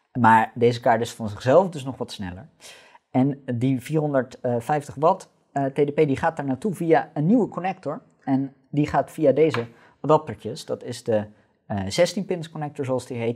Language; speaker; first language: Dutch; native; Dutch